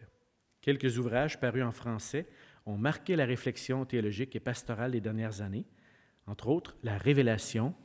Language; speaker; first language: French; native; French